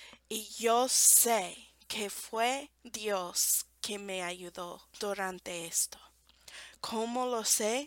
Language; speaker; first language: Spanish; non-native, fluent; English